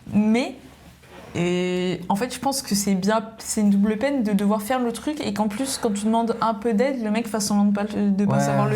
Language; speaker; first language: French; native; French